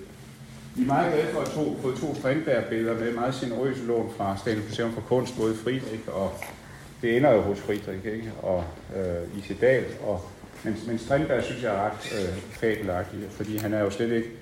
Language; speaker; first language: Danish; native; Danish